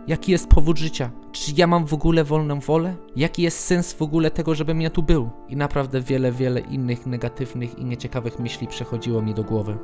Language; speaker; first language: Polish; early bilingual, heritage; English